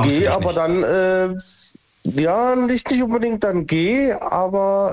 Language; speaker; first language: German; native; German